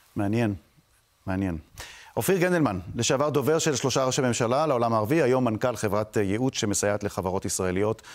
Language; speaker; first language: Hebrew; native; Hebrew